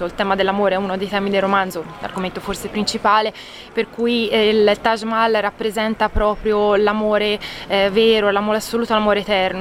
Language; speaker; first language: Italian; native; Italian